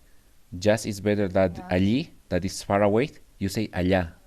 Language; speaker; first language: English; non-native, learner; Spanish